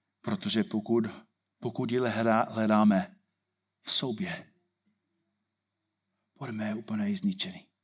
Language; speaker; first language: Czech; non-native, fluent; English